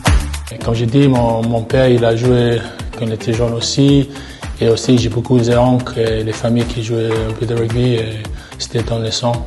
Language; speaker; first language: French; non-native, learner; English